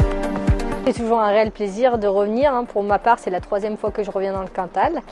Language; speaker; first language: French; native; French